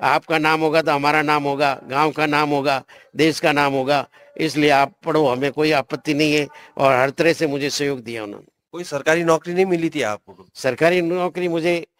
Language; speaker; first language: Hindi; native; Hindi